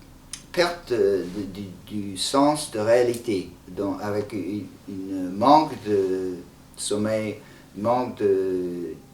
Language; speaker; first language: French; non-native, fluent; English